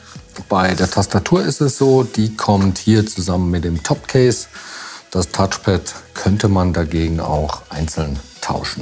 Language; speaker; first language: German; native; German